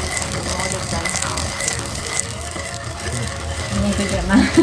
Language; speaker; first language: Chinese; non-native, fluent; English